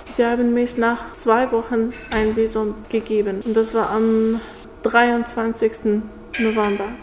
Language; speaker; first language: German; non-native, learner; Arabic